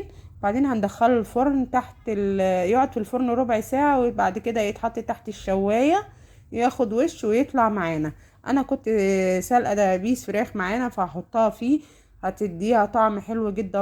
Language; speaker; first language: Arabic; native; Arabic